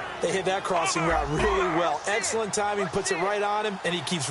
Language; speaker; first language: English; native; English